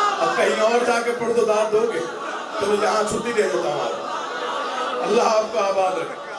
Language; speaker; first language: Urdu; non-native, local second language; Saraiki